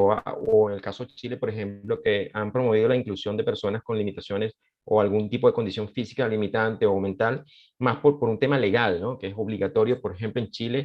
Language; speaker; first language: Spanish; native; Spanish